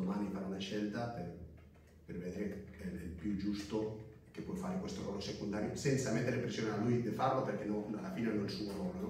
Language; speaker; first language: Italian; non-native, fluent; Spanish